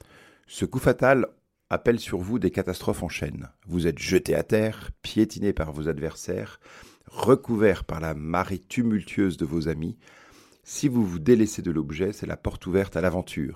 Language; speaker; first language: French; native; French